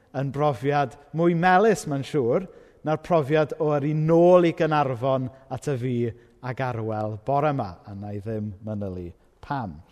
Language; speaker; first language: Welsh; native; Welsh